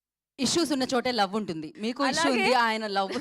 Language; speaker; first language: Telugu; native; Telugu